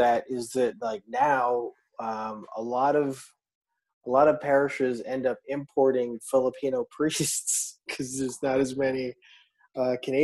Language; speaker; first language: English; non-native, local second language; Filipino